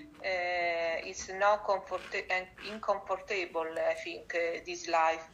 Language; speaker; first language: English; non-native, learner; Italian